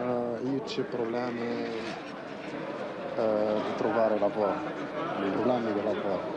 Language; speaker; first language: Italian; non-native, learner; Arabic